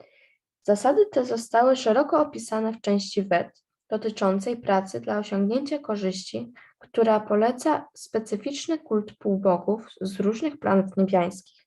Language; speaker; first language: Polish; native; Polish